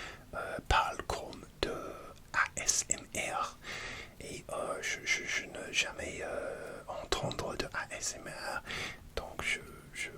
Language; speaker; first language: French; non-native, learner; English